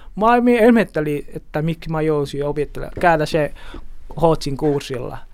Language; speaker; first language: Finnish; non-native, learner; Portuguese